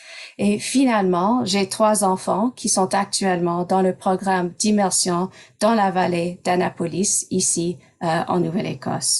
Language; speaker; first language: French; non-native, local second language; English